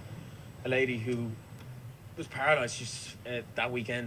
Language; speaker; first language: English; native; English